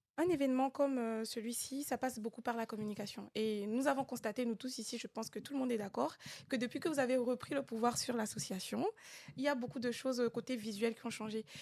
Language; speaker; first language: French; native; French